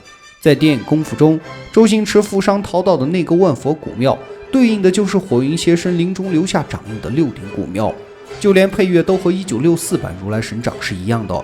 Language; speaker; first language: Chinese; native; Chinese